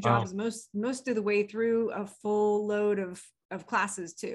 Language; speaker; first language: English; native; English